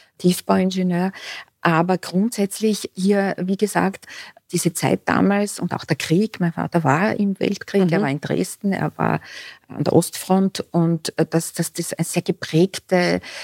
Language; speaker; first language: German; native; German